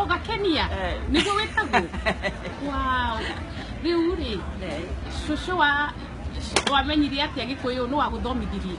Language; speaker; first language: Kikuyu; native; Kikuyu